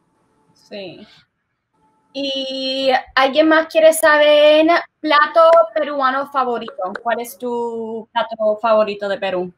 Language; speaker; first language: Spanish; early bilingual, heritage; Spanish